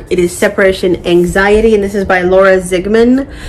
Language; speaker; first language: English; native; English